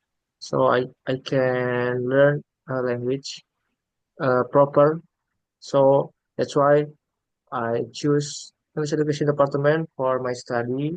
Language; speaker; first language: English; non-native, learner; Indonesian